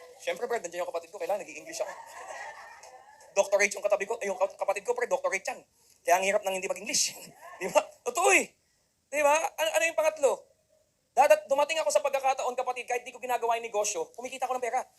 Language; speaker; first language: Filipino; native; Filipino